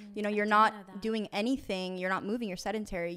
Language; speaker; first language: English; native; English